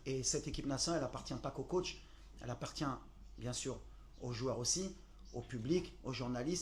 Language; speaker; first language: French; native; French